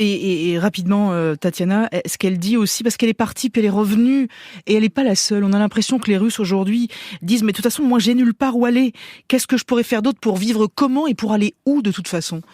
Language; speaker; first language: French; native; French